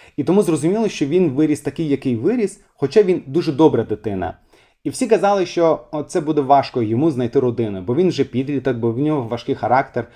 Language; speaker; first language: Ukrainian; non-native, fluent; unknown